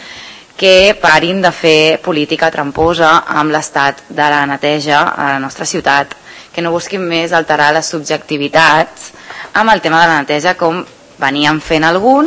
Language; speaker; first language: Catalan; native; Catalan